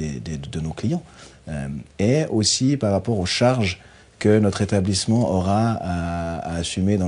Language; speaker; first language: French; native; French